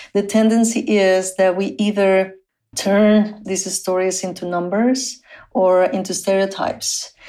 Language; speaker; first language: English; non-native, fluent; Spanish